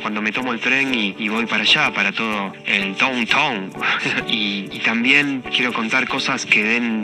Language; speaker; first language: Spanish; native; Spanish